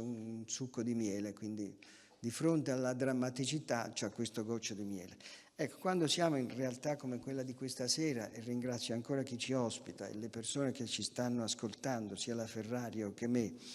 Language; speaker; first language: Italian; native; Italian